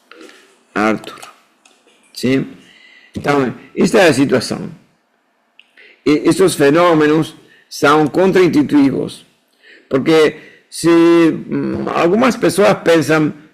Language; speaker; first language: Portuguese; non-native, fluent; Spanish